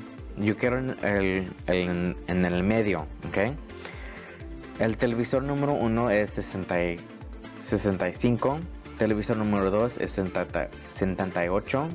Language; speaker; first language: Spanish; early bilingual, heritage; Spanish